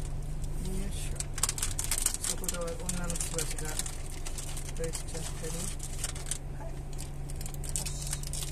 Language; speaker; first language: Japanese; native; Japanese